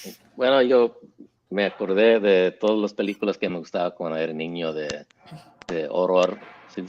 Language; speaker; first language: Spanish; early bilingual, heritage; English